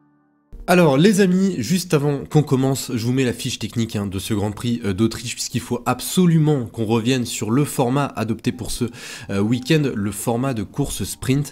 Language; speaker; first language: French; native; French